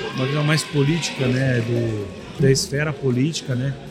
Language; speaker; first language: Portuguese; non-native, fluent; Italian